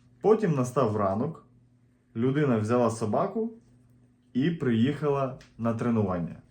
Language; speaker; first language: Ukrainian; native; Ukrainian